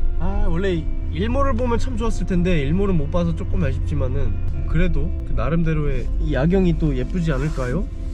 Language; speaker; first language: Korean; native; Korean